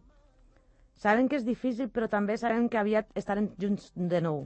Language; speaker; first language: Catalan; non-native, fluent; Spanish